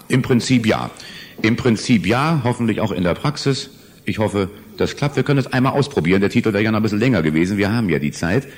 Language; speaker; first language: German; native; German